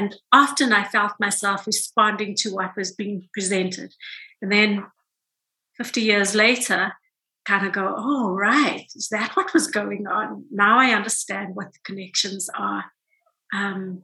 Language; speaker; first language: English; native; English